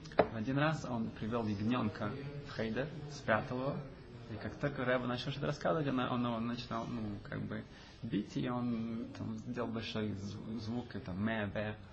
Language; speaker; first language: Russian; early bilingual, heritage; Russian